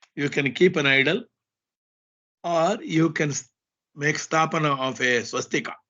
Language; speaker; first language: English; non-native, local second language; Kannada